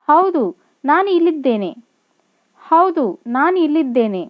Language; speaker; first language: Kannada; non-native, local second language; Telugu